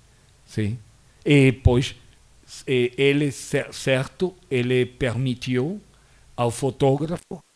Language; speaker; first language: Portuguese; non-native, fluent; Spanish